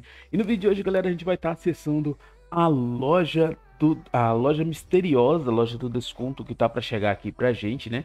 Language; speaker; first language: Portuguese; native; Portuguese